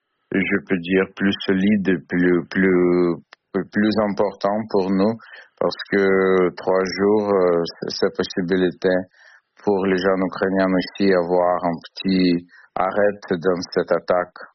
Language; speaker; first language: French; non-native, learner; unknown